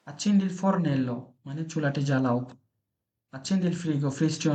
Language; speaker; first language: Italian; non-native, fluent; Bangla